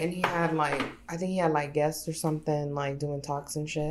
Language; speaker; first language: English; early bilingual, other home language; Spanish